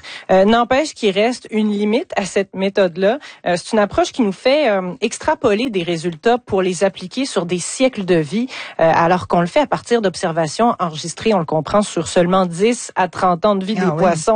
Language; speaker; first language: French; native; French